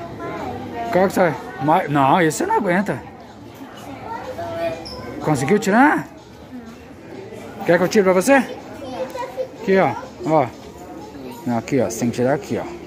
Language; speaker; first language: Portuguese; native; Portuguese